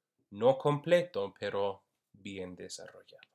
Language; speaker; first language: Spanish; non-native, fluent; English